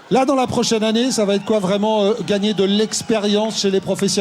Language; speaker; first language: French; native; French